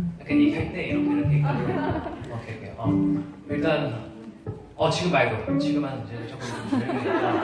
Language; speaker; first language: Korean; non-native, fluent; English